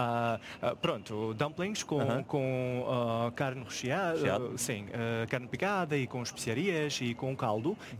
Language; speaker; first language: Portuguese; non-native, fluent; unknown